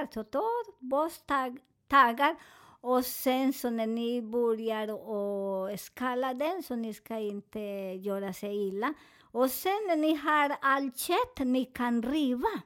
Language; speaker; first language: Swedish; non-native, learner; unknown